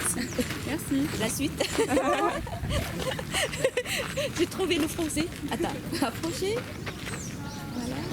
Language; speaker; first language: French; non-native, learner; Korean